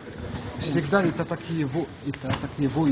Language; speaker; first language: Russian; non-native, learner; French